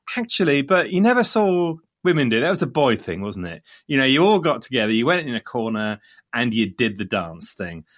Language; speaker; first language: English; native; English